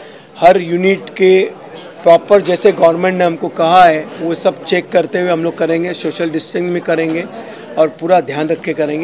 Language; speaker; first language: Hindi; native; Hindi